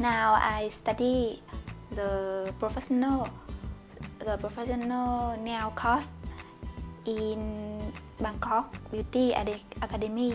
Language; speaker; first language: English; non-native, learner; Vietnamese